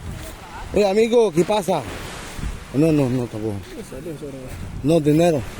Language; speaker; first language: Spanish; non-native, learner; Cebuano